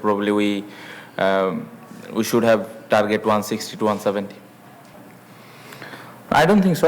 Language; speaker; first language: English; non-native, local second language; Bangla